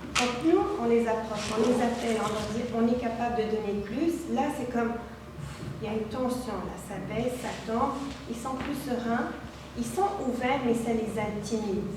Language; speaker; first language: French; non-native, local second language; Arabic